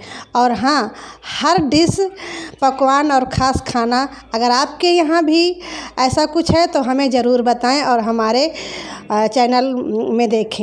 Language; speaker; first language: Hindi; native; Hindi